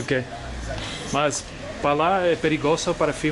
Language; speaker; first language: Portuguese; non-native, learner; English